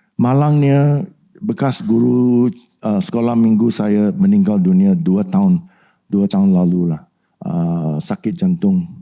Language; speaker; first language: Malay; non-native, local second language; Chinese